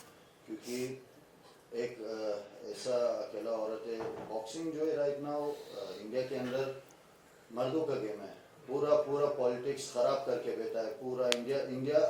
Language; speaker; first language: Hindi; non-native, fluent; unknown